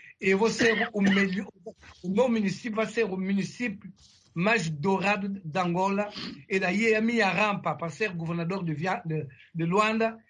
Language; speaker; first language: Portuguese; non-native, fluent; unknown